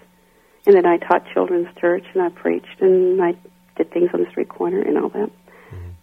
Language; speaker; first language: English; native; English